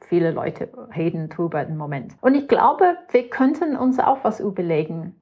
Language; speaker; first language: German; non-native, fluent; English